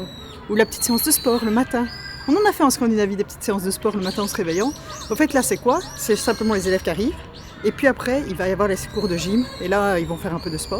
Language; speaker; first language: French; native; French